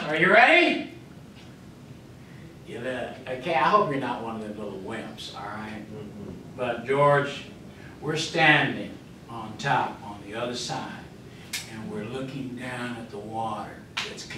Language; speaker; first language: English; native; English